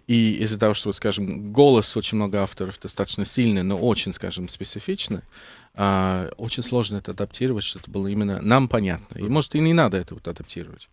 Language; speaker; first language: Russian; non-native, fluent; English